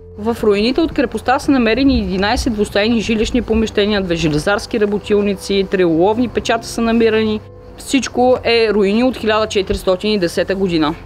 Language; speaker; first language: Bulgarian; native; Bulgarian